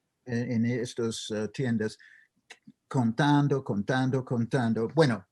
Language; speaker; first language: Spanish; non-native, fluent; English